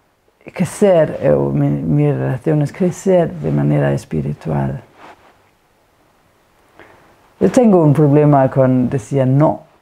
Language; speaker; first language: Spanish; non-native, fluent; Danish